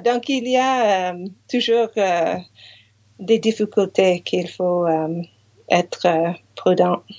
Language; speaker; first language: French; non-native, fluent; English